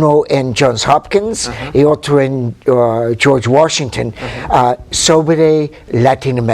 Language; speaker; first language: Spanish; non-native, fluent; English